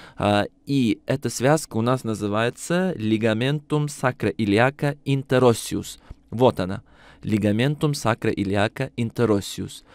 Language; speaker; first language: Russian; non-native, local second language; Uzbek